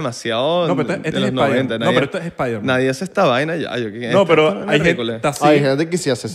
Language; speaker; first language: Spanish; native; Spanish